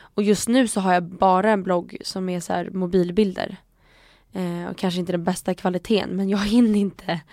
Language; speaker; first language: Swedish; non-native, fluent; Italian